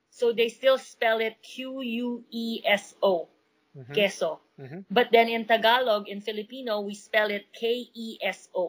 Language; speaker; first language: English; non-native, local second language; Min Nan Chinese